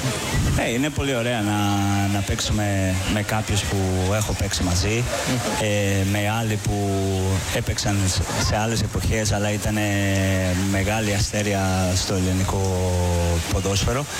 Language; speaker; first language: Greek; non-native, fluent; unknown